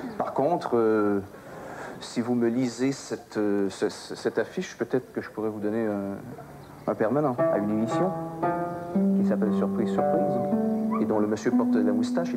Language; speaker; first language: French; native; French